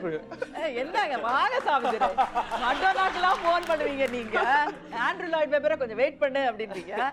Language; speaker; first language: Tamil; native; Tamil